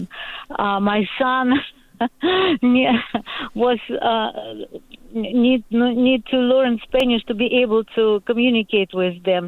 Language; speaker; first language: English; non-native, learner; Russian